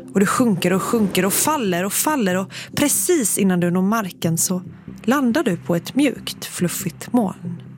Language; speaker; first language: Swedish; native; Swedish